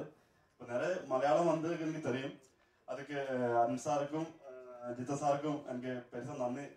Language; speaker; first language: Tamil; non-native, learner; Malayalam